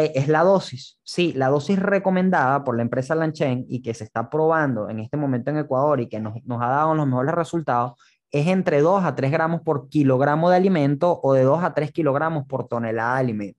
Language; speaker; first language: Spanish; native; Spanish